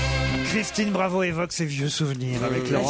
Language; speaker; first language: French; native; French